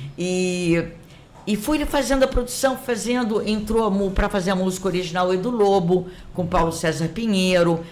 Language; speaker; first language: Portuguese; native; Portuguese